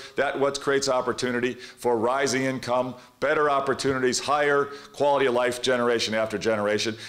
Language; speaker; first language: English; native; English